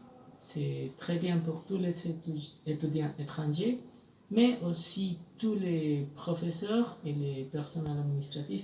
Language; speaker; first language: French; non-native, fluent; Spanish